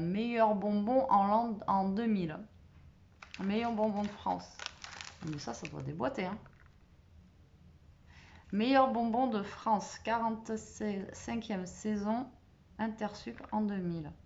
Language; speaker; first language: French; native; French